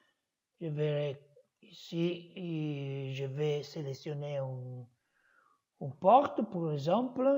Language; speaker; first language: French; non-native, learner; Italian